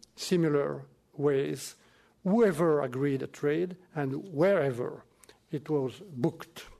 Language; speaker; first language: English; non-native, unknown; French